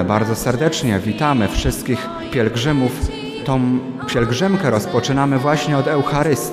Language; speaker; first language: Polish; native; Polish